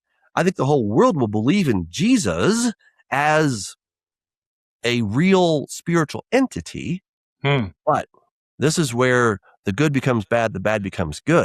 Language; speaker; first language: English; native; English